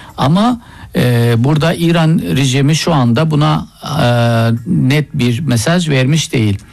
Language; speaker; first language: Turkish; native; Turkish